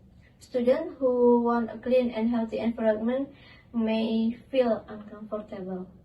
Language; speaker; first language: English; non-native, learner; Indonesian